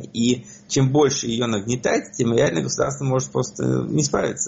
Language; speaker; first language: Russian; native; Russian